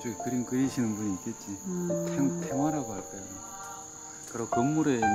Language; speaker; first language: Korean; native; Korean